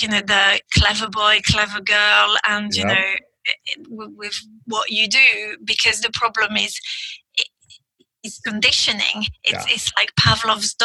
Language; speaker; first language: English; non-native, fluent; French